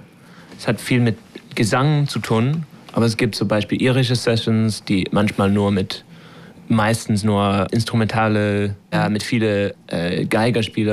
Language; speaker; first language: German; non-native, fluent; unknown